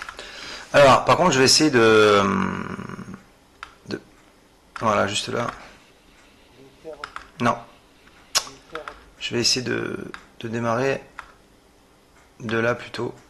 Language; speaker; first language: French; native; French